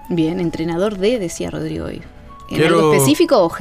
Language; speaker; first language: Spanish; native; Spanish